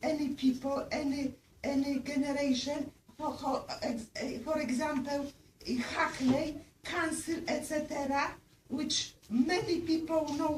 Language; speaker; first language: English; non-native, learner; Polish